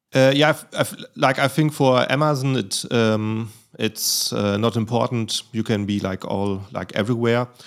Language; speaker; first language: English; non-native, fluent; German